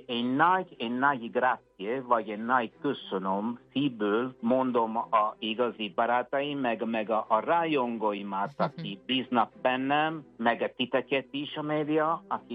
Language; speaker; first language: Hungarian; non-native, fluent; Italian